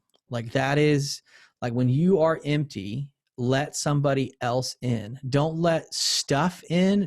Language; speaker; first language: English; native; English